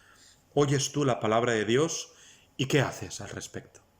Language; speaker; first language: Spanish; native; Spanish